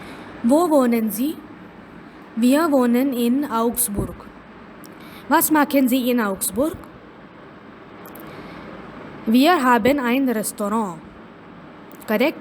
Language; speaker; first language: German; non-native, fluent; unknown